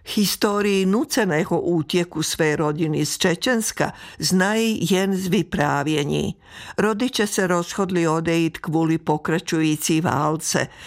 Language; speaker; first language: Czech; native; Czech